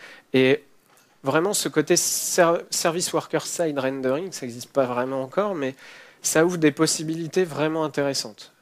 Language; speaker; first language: French; native; French